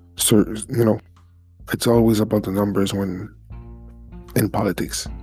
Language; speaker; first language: English; non-native, fluent; French